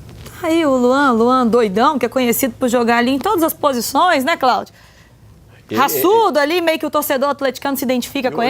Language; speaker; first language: Portuguese; native; Portuguese